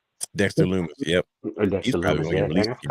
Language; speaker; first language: English; native; English